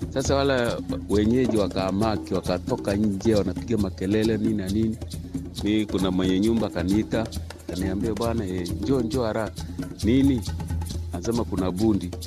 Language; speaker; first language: Swahili; native; Swahili